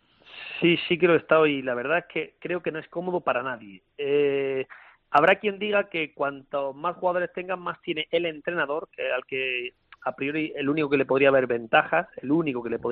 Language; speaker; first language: Spanish; native; Spanish